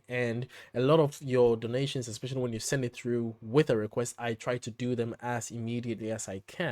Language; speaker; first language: English; native; English